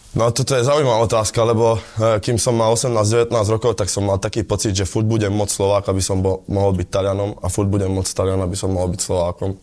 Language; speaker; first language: Slovak; early bilingual, other home language; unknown